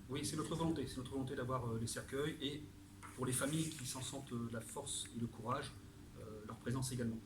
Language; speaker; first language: French; native; French